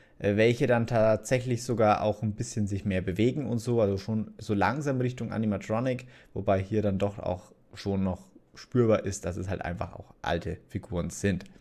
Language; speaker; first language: German; native; German